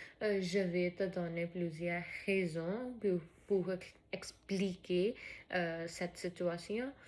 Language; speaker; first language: French; non-native, learner; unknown